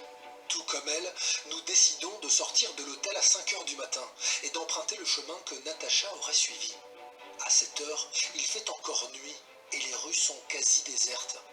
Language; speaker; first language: French; native; French